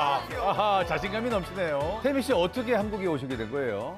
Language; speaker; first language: Korean; native; Korean